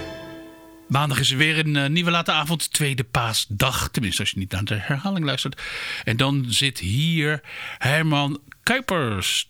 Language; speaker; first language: Dutch; native; Dutch